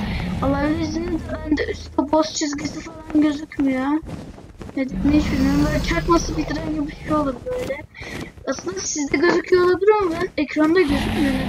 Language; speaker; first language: Turkish; native; Turkish